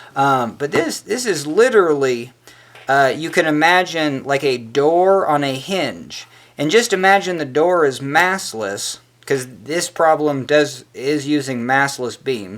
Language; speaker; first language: English; native; English